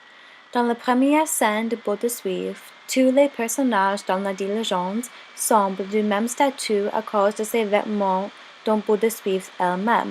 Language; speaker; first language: French; non-native, learner; English